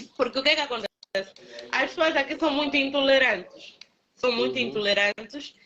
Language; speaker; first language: Portuguese; native; Portuguese